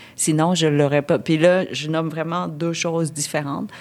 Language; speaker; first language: French; early bilingual, other home language; Vietnamese